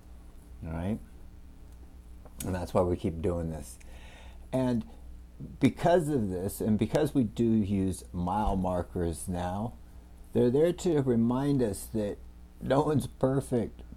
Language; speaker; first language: English; native; English